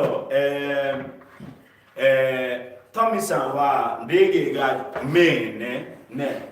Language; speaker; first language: Japanese; non-native, learner; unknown